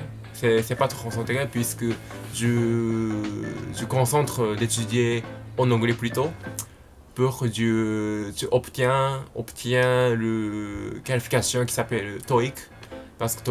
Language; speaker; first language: French; non-native, learner; Japanese